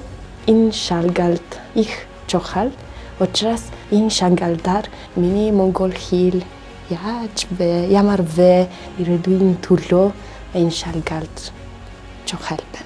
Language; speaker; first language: Mongolian; non-native, learner; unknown